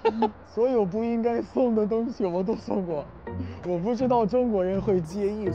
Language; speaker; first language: Chinese; non-native, fluent; Arabic